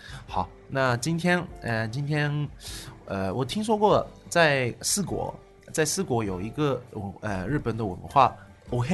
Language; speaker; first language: Chinese; non-native, fluent; Japanese